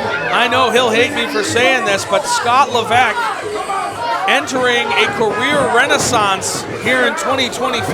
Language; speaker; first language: English; native; English